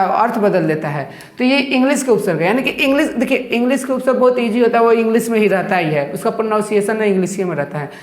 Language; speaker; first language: Hindi; native; Hindi